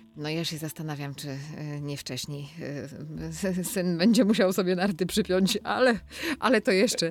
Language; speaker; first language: Polish; native; Polish